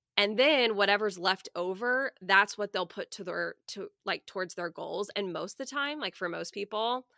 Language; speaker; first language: English; native; English